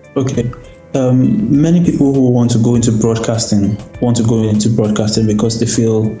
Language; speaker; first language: English; non-native, local second language; Yoruba